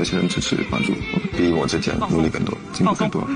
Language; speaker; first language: Chinese; non-native, learner; Russian